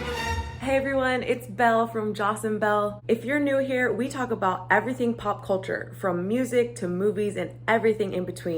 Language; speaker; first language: English; native; English